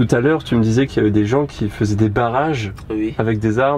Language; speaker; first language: French; native; French